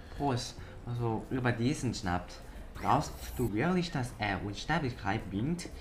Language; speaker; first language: German; non-native, learner; Thai